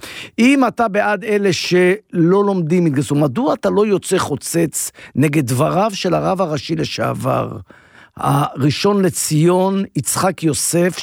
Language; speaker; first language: Hebrew; native; Hebrew